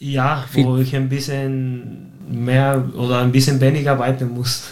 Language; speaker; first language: German; non-native, fluent; Spanish